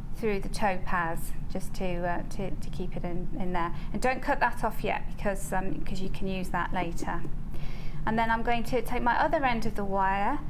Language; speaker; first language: English; native; English